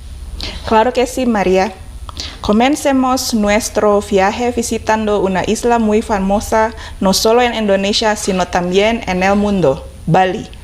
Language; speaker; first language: Spanish; non-native, fluent; Indonesian